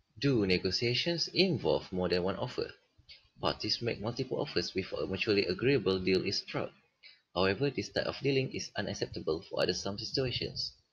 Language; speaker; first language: English; non-native, local second language; Malay